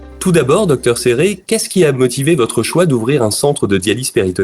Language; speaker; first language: French; native; French